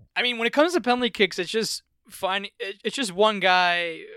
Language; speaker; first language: English; early bilingual, other home language; Filipino